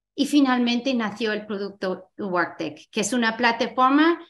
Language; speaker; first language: Spanish; non-native, fluent; English